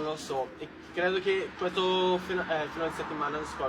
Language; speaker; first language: Italian; non-native, learner; Portuguese